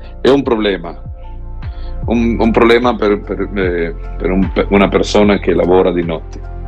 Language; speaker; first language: Italian; non-native, learner; Spanish